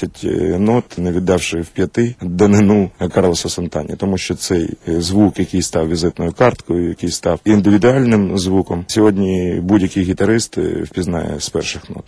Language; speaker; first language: Ukrainian; native; Ukrainian